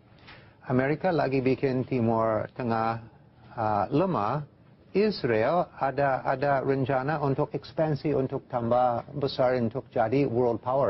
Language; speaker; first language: Indonesian; non-native, fluent; English